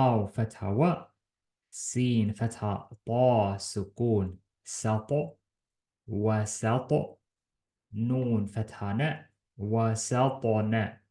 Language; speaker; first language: Arabic; non-native, fluent; Estonian